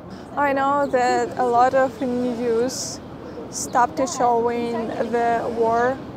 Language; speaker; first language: English; non-native, fluent; Ukrainian